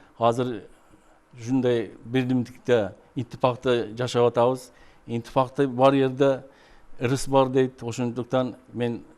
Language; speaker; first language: Kyrgyz; non-native, local second language; Uyghur